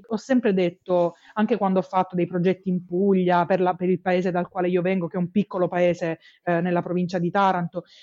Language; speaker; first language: Italian; native; Italian